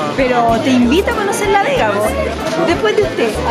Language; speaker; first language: Spanish; native; Spanish